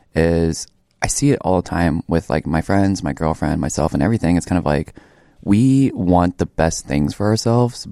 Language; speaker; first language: English; native; English